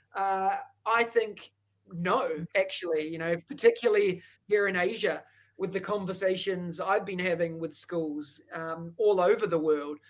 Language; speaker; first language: English; native; English